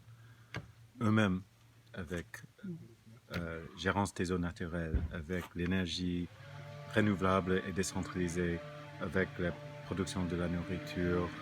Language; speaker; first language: French; non-native, fluent; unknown